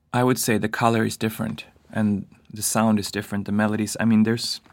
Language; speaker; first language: English; non-native, fluent; Swedish